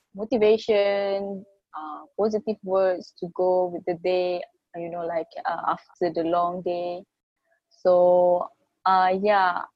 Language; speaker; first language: English; non-native, local second language; Malay